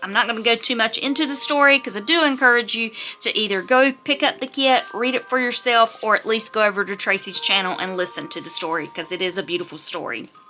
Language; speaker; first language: English; native; English